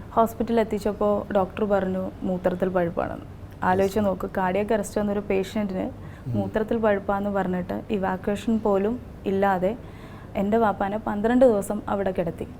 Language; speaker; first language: Malayalam; non-native, local second language; Divehi